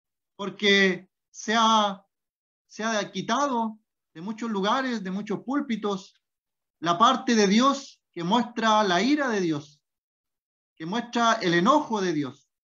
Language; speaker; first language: Spanish; native; Spanish